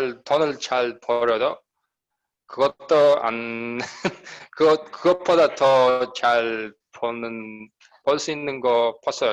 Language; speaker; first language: Korean; non-native, learner; Uzbek